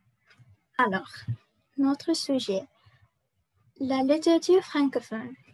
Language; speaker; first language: French; non-native, learner; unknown